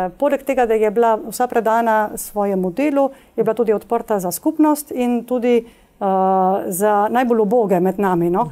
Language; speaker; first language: Slovenian; early bilingual, heritage; Slovenian